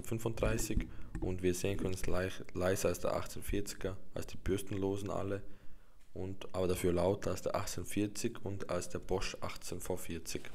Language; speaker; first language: German; native; German